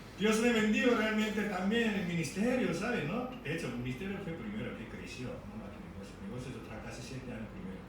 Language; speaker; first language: Spanish; non-native, fluent; Korean